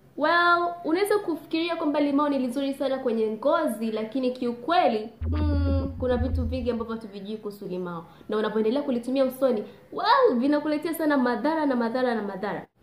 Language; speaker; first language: Swahili; native; Swahili